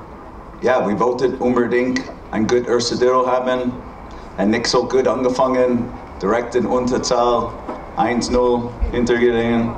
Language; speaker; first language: German; non-native, learner; English